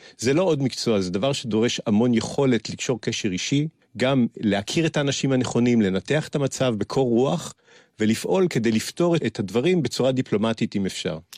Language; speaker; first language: Hebrew; early bilingual, other home language; French